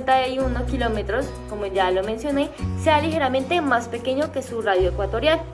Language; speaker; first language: Spanish; native; Spanish